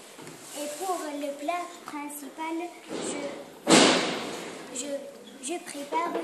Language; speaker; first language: French; non-native, learner; Arabic